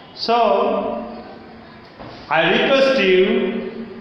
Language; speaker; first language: English; non-native, local second language; Bangla